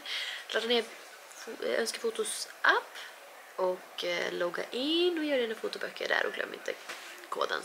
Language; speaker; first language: Swedish; native; Swedish